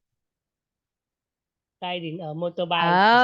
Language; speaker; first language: English; non-native, learner; Vietnamese